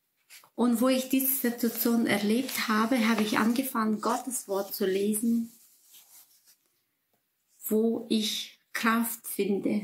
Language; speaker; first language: German; non-native, fluent; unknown